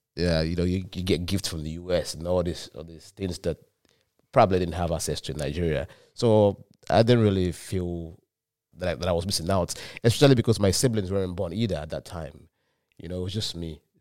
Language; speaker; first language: English; non-native, local second language; Yoruba